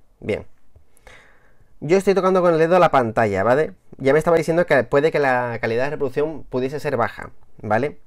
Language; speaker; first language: Spanish; native; Spanish